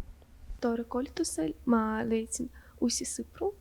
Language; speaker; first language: Estonian; non-native, local second language; Russian